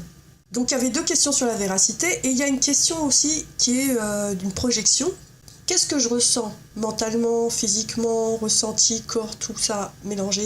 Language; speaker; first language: French; native; French